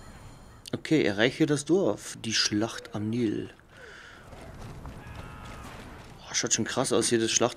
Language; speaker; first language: German; native; German